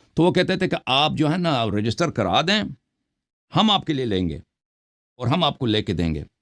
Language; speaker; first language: Urdu; early bilingual, heritage; Urdu